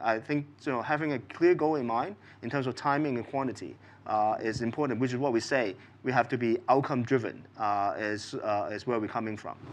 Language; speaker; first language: English; non-native, local second language; Cantonese